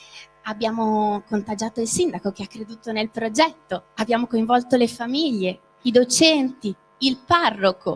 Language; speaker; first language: Italian; native; Italian